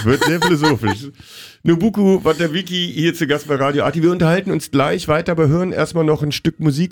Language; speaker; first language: German; native; German